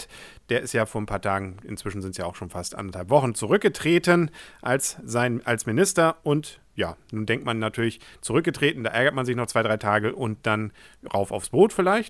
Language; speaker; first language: German; native; German